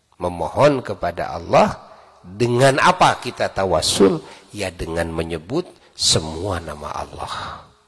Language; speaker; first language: Indonesian; non-native, local second language; Sundanese